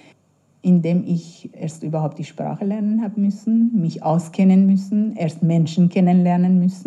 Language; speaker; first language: German; non-native, fluent; Persian